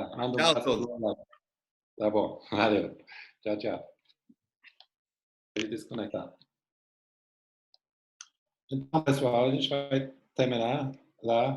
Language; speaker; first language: Portuguese; non-native, fluent; English